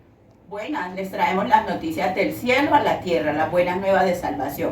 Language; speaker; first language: Spanish; native; Spanish